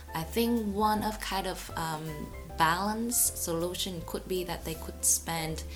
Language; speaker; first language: English; non-native, fluent; Vietnamese